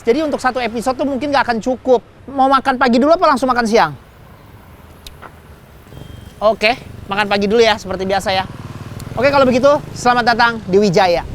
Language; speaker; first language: Indonesian; native; Indonesian